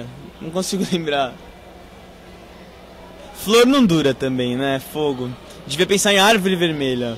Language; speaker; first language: Portuguese; native; Portuguese